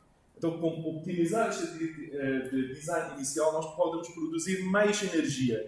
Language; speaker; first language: Portuguese; non-native, learner; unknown